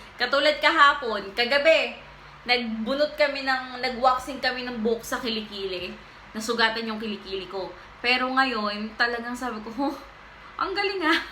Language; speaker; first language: Filipino; native; Filipino